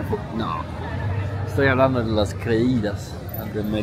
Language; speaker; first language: Spanish; non-native, learner; Swedish